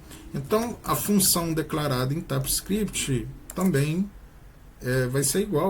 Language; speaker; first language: Portuguese; native; Portuguese